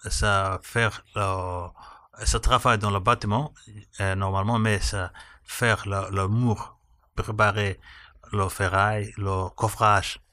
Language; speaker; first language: French; non-native, learner; Somali